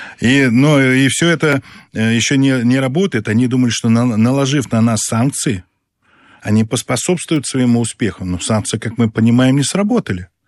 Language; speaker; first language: Russian; native; Russian